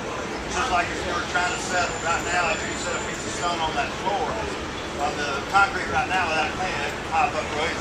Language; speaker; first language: English; native; English